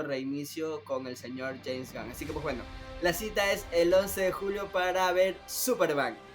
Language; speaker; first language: Spanish; native; Spanish